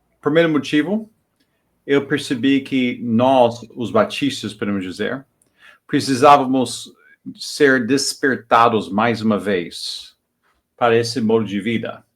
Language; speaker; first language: Portuguese; non-native, fluent; English